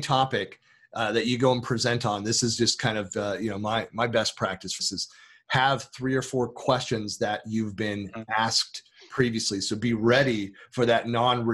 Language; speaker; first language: English; native; English